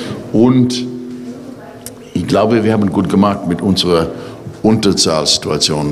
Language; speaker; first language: German; non-native, learner; English